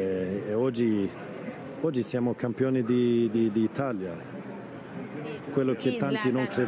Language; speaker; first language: Italian; non-native, fluent; Swedish